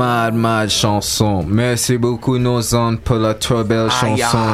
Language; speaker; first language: French; non-native, learner; English